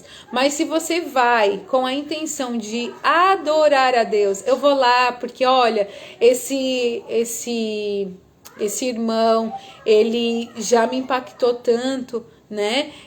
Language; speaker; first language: Portuguese; native; Portuguese